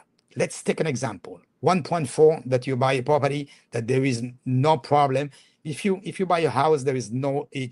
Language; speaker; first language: English; non-native, fluent; French